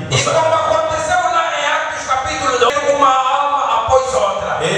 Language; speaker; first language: Portuguese; non-native, fluent; Lingala